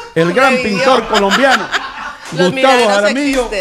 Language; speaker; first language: Spanish; early bilingual, heritage; Spanish